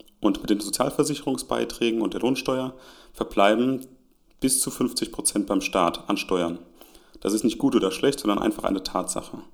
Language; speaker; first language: German; native; German